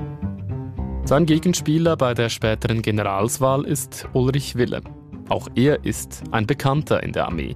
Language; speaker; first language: German; native; German